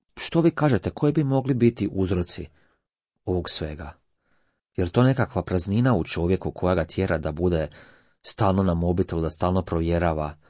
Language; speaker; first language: Croatian; native; Croatian